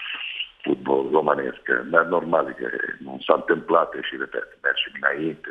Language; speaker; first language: Romanian; non-native, fluent; Italian